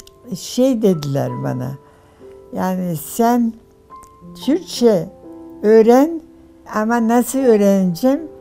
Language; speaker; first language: Turkish; non-native, fluent; German